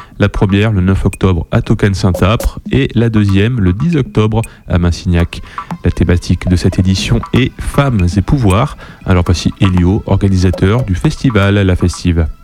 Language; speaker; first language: French; native; French